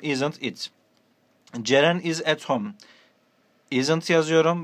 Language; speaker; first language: English; non-native, fluent; Turkish